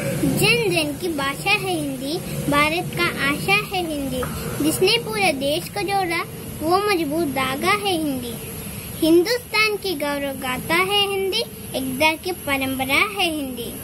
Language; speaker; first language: Hindi; non-native, local second language; Malayalam